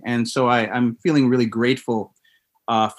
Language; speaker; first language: English; native; English